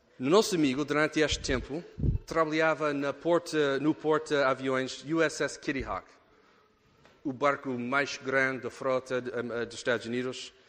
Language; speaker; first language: Portuguese; non-native, fluent; English